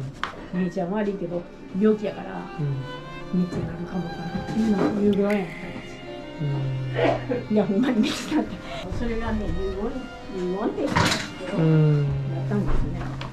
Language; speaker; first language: Japanese; native; Japanese